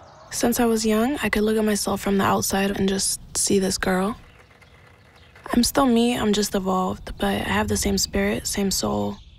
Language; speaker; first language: English; early bilingual, other home language; Spanish